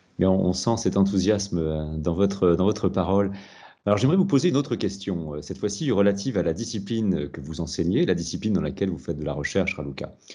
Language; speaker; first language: French; native; French